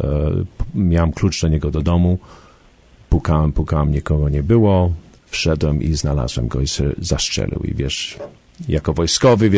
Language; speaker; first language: Polish; early bilingual, heritage; Polish